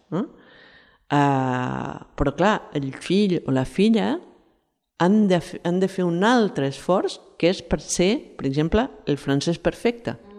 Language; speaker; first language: Catalan; non-native, fluent; Spanish